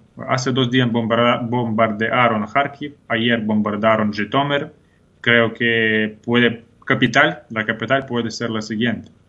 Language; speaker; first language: Spanish; non-native, fluent; Ukrainian